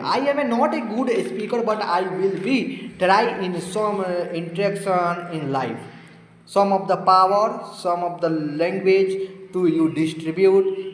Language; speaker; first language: English; non-native, learner; Hindi